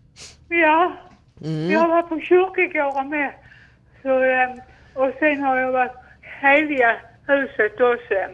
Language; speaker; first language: Swedish; non-native, learner; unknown